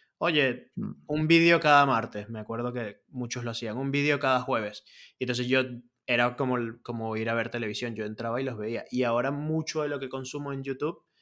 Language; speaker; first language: Spanish; native; Spanish